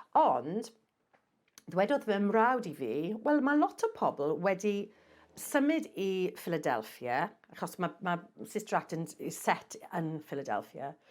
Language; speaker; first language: Welsh; non-native, local second language; English